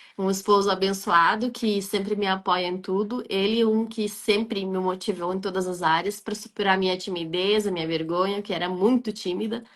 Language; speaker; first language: Portuguese; non-native, fluent; Arabic